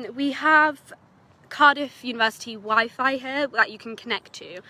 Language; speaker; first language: English; native; English